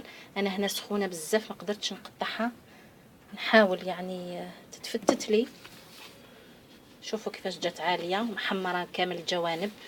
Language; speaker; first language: Arabic; native; Arabic